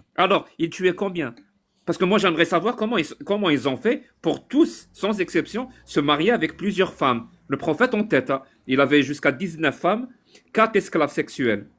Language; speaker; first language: French; non-native, local second language; Arabic